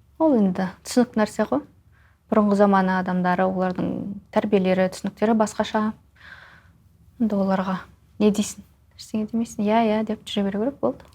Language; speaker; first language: Kazakh; non-native, local second language; Russian